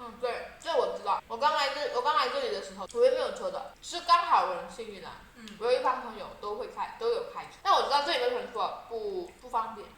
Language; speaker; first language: Chinese; native; Chinese